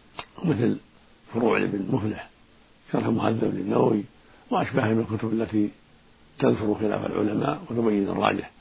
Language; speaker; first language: Arabic; native; Arabic